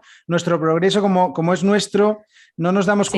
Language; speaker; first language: Spanish; native; Spanish